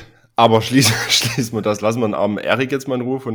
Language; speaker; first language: German; native; German